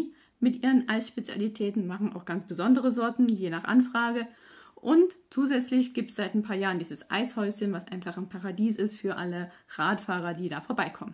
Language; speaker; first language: German; native; German